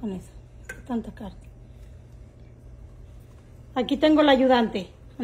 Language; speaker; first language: Spanish; native; Spanish